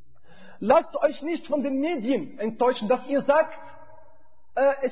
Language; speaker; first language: German; non-native, fluent; Arabic